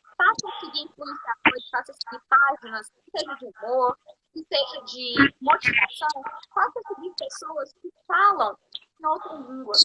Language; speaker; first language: Portuguese; native; Portuguese